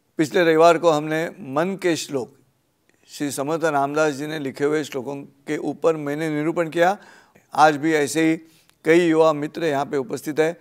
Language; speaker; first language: Hindi; non-native, local second language; Marathi